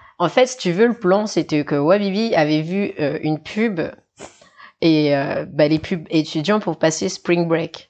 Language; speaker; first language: French; native; French